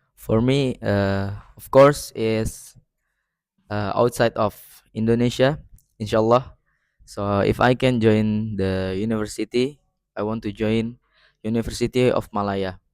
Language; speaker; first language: English; non-native, learner; Indonesian